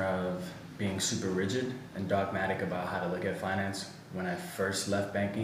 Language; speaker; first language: English; native; English